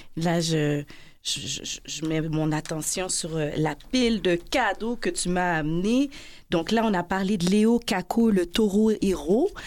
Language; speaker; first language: French; native; French